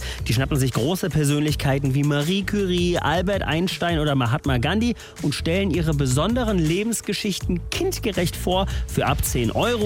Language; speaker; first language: German; native; German